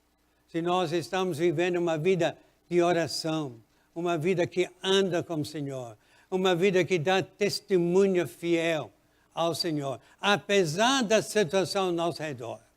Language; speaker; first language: Portuguese; non-native, fluent; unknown